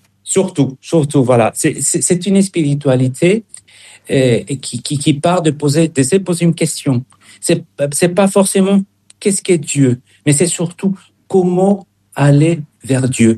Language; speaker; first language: French; non-native, fluent; Spanish